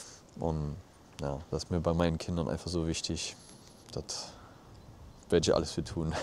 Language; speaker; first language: German; native; German